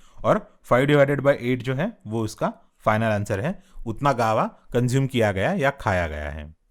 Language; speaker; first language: Hindi; non-native, local second language; Marathi